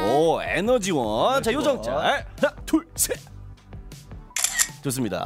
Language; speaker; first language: Korean; native; Korean